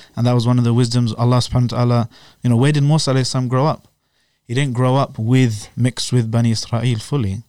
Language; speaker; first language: English; native; English